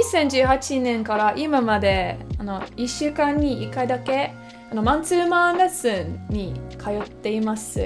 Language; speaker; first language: Japanese; non-native, learner; English